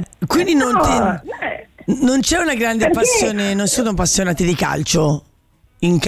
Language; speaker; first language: Italian; native; Italian